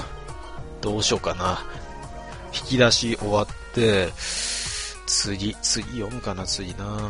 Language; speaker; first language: Japanese; native; Japanese